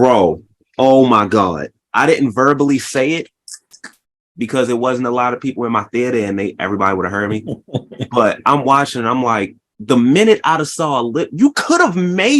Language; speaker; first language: English; native; English